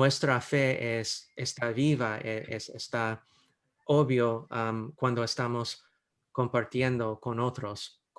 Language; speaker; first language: Spanish; non-native, fluent; English